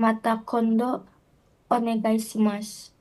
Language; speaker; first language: Japanese; non-native, learner; Indonesian